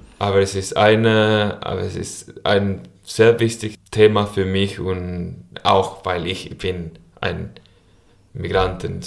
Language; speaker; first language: German; non-native, learner; Spanish